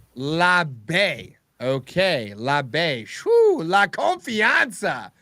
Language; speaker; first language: Spanish; non-native, learner; English